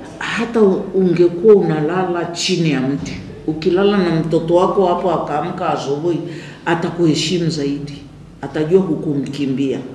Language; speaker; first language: Swahili; native; Swahili